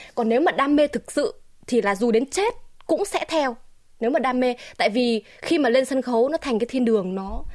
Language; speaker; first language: Vietnamese; native; Vietnamese